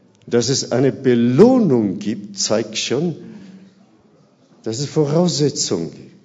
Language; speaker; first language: German; non-native, fluent; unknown